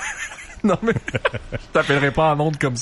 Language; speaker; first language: French; native; French